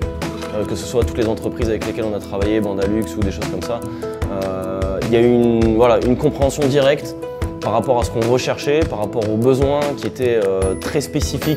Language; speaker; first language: French; native; French